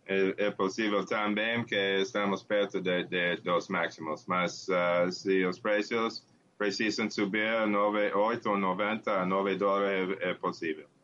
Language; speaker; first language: Portuguese; non-native, learner; English